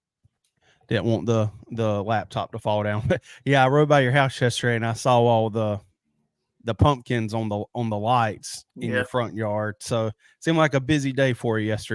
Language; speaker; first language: English; native; English